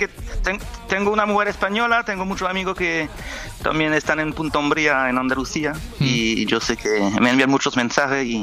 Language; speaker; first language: Spanish; non-native, fluent; French